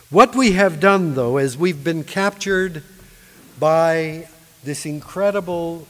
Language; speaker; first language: English; native; English